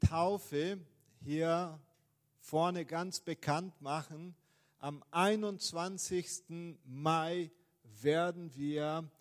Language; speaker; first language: German; non-native, fluent; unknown